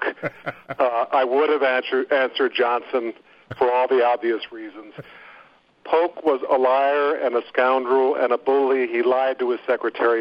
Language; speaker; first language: English; native; English